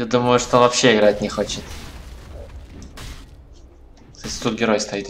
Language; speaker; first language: Russian; native; Russian